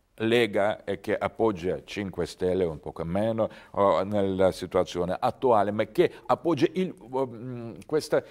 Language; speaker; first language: Italian; non-native, learner; Russian